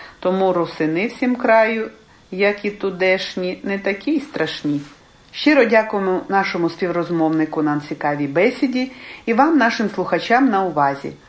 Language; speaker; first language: Ukrainian; early bilingual, heritage; Ukrainian